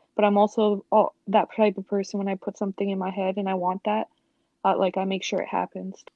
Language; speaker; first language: English; native; English